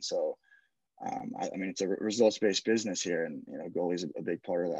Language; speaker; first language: English; native; English